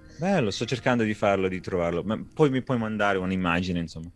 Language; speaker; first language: Italian; non-native, learner; English